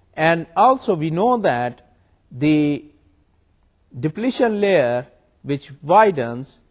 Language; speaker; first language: English; non-native, local second language; Urdu